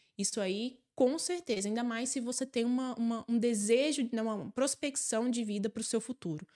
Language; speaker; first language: Portuguese; native; Portuguese